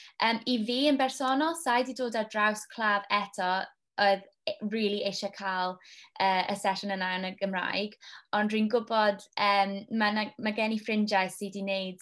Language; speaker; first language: Welsh; non-native, local second language; English